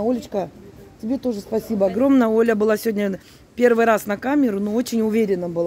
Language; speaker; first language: Russian; native; Russian